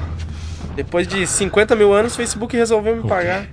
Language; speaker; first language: Portuguese; native; Portuguese